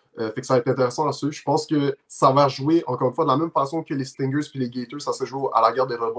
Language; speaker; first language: French; native; French